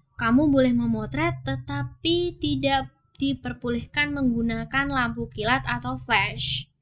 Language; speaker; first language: Indonesian; native; Indonesian